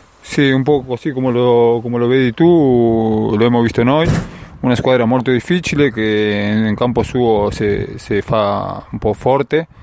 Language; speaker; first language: Italian; non-native, learner; Spanish